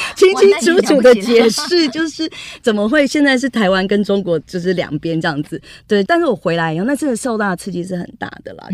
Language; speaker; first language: Chinese; native; Chinese